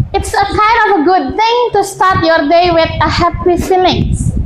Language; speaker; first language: English; non-native, fluent; Indonesian